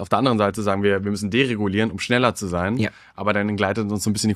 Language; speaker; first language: German; native; German